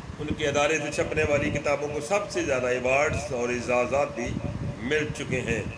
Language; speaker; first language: Urdu; non-native, local second language; Punjabi